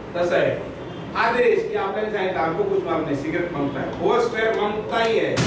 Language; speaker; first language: Hindi; non-native, local second language; Marathi